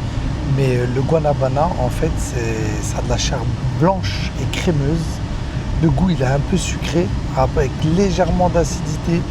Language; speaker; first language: French; native; French